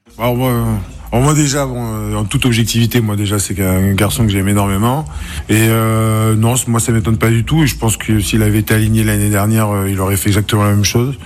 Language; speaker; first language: French; native; French